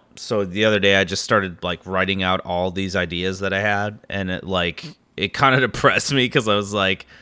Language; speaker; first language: English; native; English